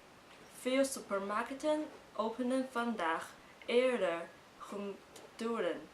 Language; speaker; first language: Dutch; non-native, learner; Chinese